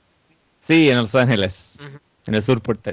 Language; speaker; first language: Spanish; non-native, learner; English